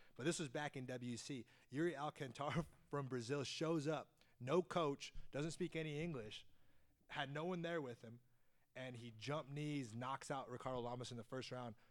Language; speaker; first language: English; native; English